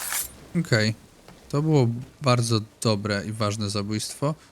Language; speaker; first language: Polish; native; Polish